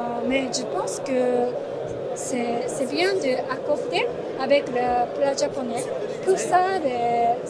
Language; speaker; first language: French; non-native, learner; Japanese